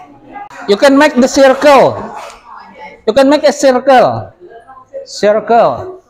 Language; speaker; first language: English; non-native, local second language; Indonesian